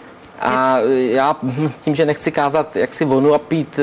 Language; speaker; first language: Czech; native; Czech